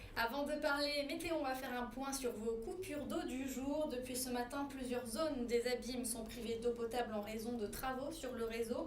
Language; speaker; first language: French; native; French